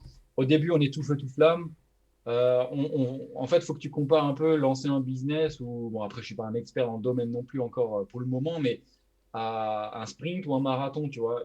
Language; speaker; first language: French; native; French